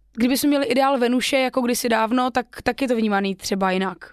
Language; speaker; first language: Czech; non-native, local second language; Polish